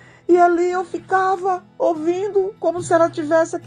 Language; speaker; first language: Portuguese; native; Portuguese